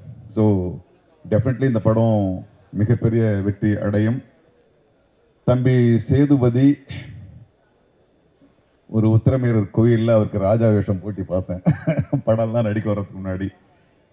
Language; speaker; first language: Tamil; native; Tamil